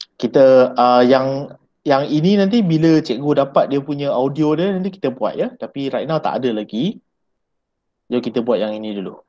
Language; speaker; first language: Malay; native; Malay